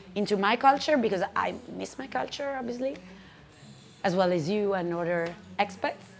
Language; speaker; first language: English; non-native, fluent; Italian